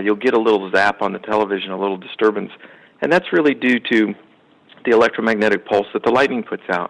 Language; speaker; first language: English; native; English